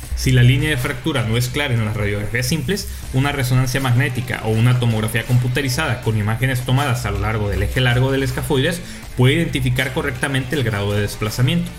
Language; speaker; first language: Spanish; native; Spanish